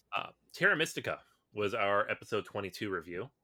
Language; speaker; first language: English; native; English